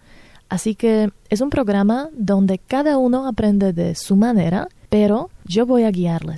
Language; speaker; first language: Spanish; non-native, fluent; Slovak